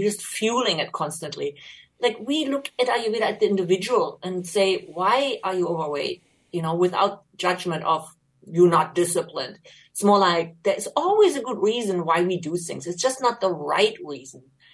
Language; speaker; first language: English; non-native, fluent; German